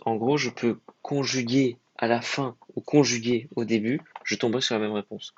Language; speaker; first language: French; native; French